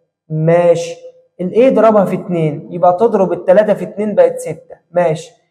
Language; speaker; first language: Arabic; native; Arabic